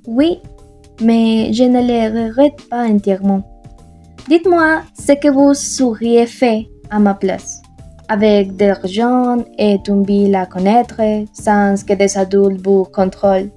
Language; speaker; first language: French; non-native, learner; Spanish